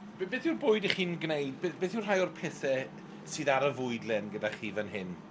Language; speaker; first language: Welsh; native; Welsh